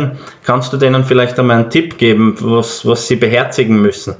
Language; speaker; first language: German; native; German